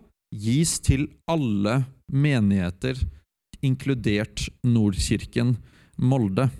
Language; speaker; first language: Norwegian; native; Norwegian